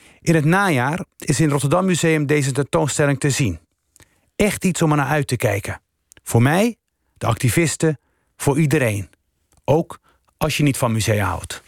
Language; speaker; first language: Dutch; early bilingual, other home language; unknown